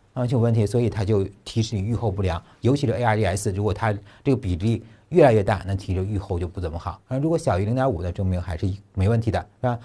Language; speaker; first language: Chinese; native; Chinese